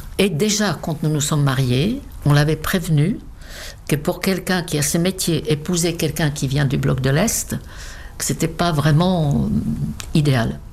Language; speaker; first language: French; non-native, fluent; Czech